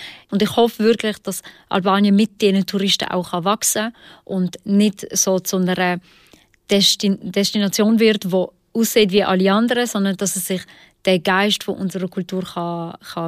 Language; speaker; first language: German; early bilingual, other home language; Albanian